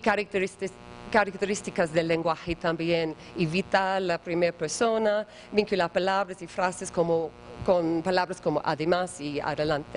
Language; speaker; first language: Spanish; non-native, learner; English